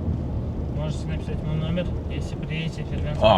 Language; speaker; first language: Russian; non-native, local second language; Uzbek